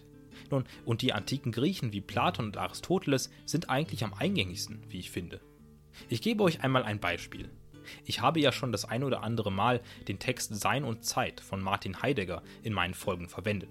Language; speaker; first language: German; native; German